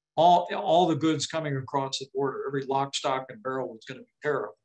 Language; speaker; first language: English; native; English